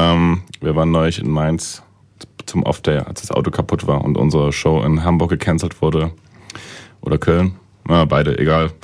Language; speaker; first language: German; native; German